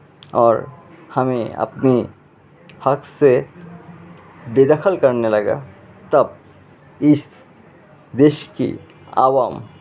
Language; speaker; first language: Hindi; non-native, fluent; Bangla